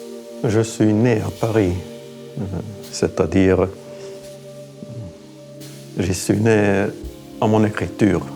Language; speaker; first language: French; non-native, fluent; Estonian